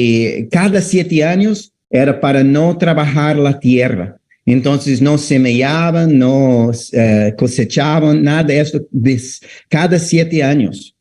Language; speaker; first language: Spanish; non-native, fluent; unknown